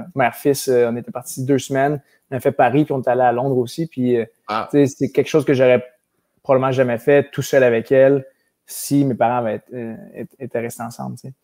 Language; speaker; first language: French; native; French